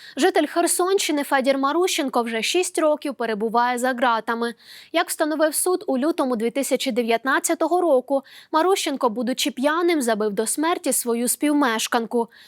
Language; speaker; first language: Ukrainian; native; Ukrainian